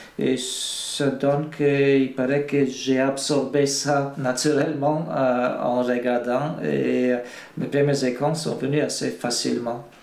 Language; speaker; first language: French; non-native, fluent; Bulgarian